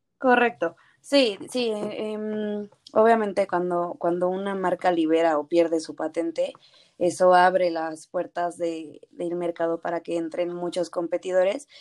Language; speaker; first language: Spanish; native; Spanish